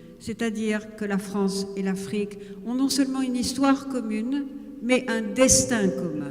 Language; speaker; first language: French; native; French